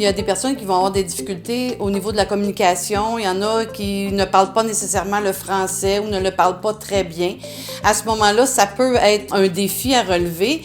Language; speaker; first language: French; native; French